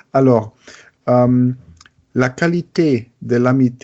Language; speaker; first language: French; non-native, learner; German